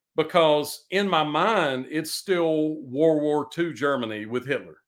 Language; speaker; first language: English; native; English